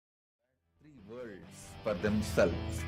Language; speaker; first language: English; non-native, local second language; Tamil